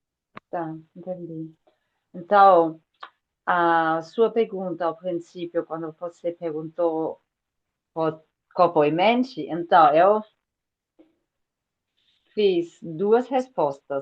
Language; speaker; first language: Portuguese; non-native, fluent; Spanish